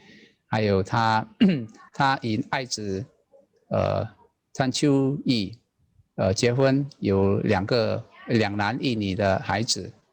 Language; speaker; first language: Chinese; non-native, learner; Indonesian